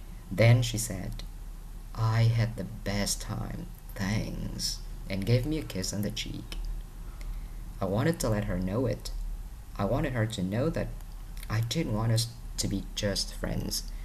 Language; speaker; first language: English; non-native, fluent; Vietnamese